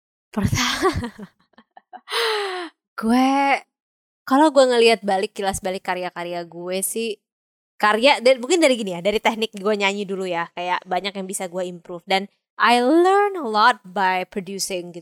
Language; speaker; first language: Indonesian; early bilingual, heritage; Indonesian